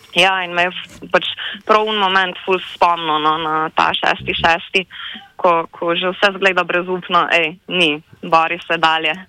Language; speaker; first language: Slovenian; native; Slovenian